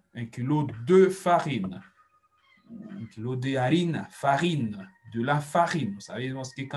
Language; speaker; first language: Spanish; non-native, fluent; French